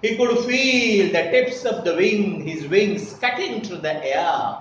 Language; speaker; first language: English; non-native, local second language; Marathi